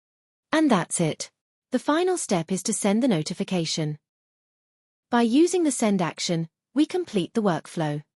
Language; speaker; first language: English; non-native, fluent; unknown